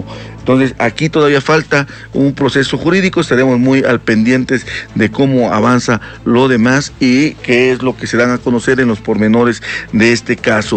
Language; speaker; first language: Spanish; native; Spanish